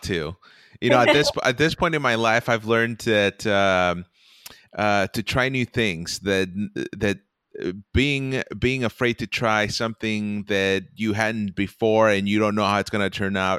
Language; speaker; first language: English; early bilingual, other home language; Spanish